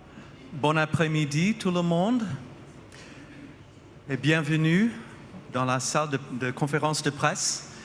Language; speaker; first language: French; non-native, fluent; English